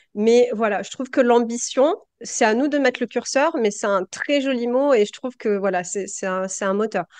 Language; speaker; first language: French; native; French